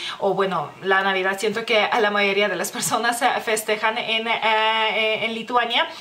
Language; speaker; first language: Spanish; non-native, fluent; Lithuanian